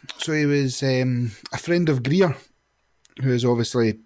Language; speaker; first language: English; native; English